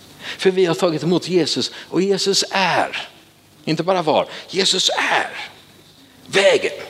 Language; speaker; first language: Swedish; native; Swedish